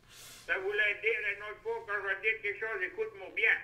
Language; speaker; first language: French; native; French